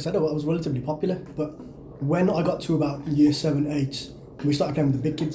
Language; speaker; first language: English; native; English